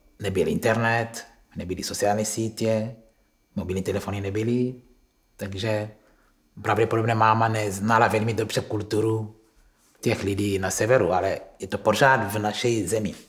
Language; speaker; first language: Czech; non-native, fluent; Kongo